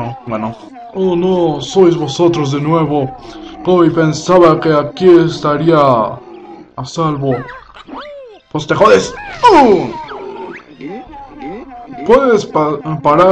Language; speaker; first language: Spanish; native; Spanish